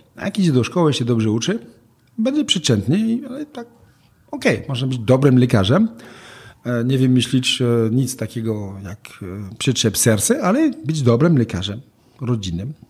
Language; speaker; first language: Polish; non-native, fluent; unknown